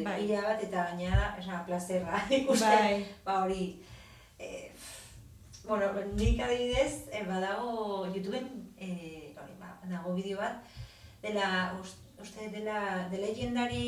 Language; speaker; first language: Basque; non-native, local second language; Spanish